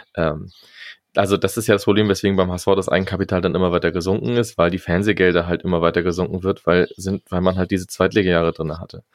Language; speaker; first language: German; native; German